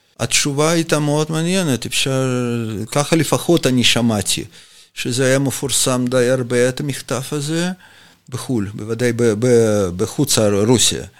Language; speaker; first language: Hebrew; non-native, fluent; Russian